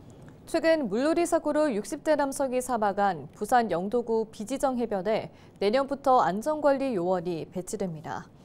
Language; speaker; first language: Korean; native; Korean